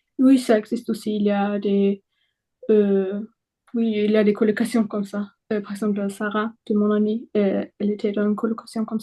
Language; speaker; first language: French; non-native, fluent; German